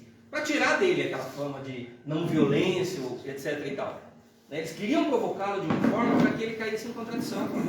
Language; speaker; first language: Portuguese; native; Portuguese